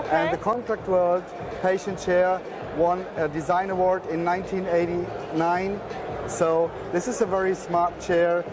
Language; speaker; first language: English; non-native, fluent; German